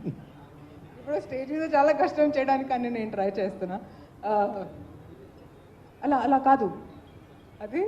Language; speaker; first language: Telugu; non-native, local second language; Hindi